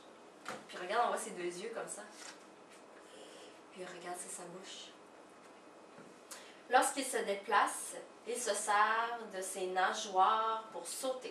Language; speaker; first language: French; native; French